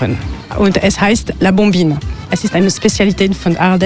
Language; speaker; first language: German; non-native, learner; French